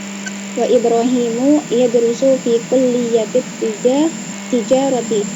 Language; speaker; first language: Arabic; non-native, learner; Indonesian